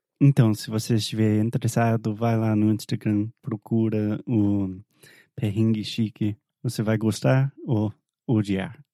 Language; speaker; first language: Portuguese; non-native, fluent; English